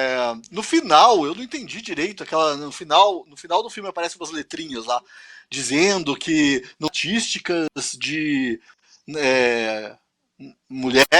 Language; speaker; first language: Portuguese; native; Portuguese